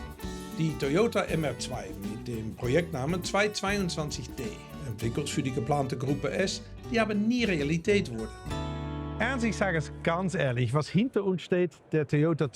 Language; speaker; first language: German; native; German